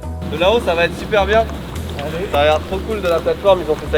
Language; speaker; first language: French; native; French